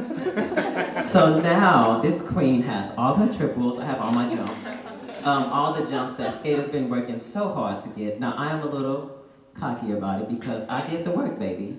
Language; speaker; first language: English; native; English